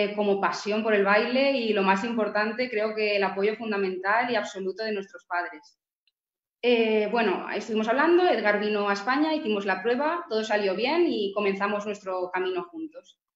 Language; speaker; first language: Spanish; native; Spanish